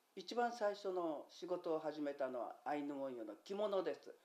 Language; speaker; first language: Japanese; native; Japanese